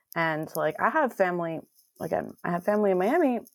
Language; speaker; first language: English; native; English